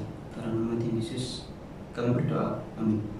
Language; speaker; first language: Indonesian; native; Indonesian